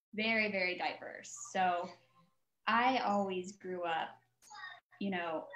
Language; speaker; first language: English; native; English